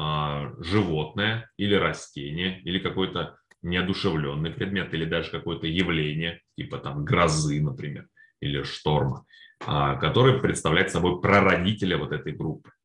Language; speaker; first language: Russian; native; Russian